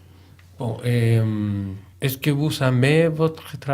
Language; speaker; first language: French; non-native, learner; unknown